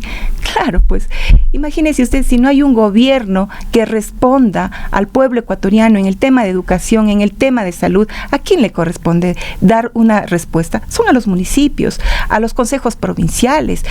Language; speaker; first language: Spanish; native; Spanish